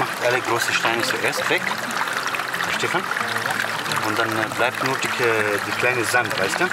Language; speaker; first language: German; non-native, learner; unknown